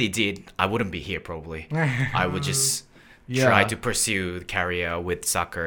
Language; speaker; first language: English; non-native, fluent; Japanese